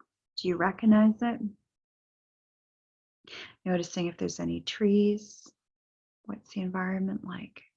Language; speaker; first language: English; native; English